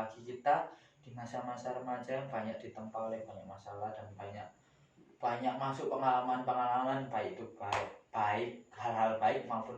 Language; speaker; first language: Indonesian; native; Indonesian